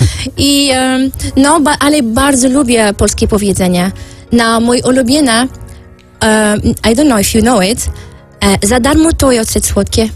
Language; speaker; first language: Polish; non-native, learner; Arabic